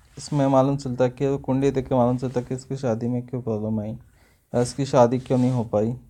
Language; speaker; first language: Hindi; non-native, local second language; Marathi